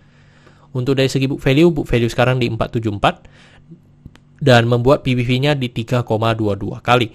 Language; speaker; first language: Indonesian; native; Indonesian